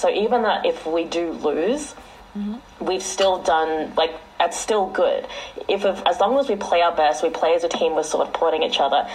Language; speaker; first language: English; early bilingual, other home language; Chinese